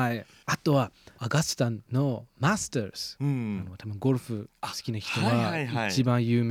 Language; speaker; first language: Japanese; non-native, fluent; English